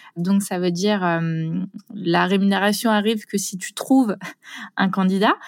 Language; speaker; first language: French; native; French